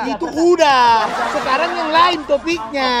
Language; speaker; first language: Indonesian; native; Indonesian